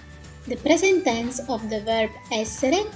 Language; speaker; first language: English; non-native, fluent; Italian